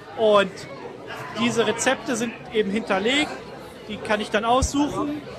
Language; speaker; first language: German; native; German